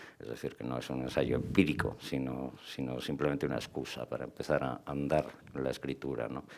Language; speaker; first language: Spanish; native; Spanish